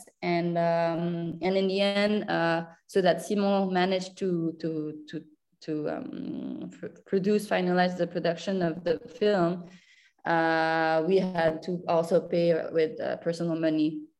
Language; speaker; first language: English; non-native, local second language; French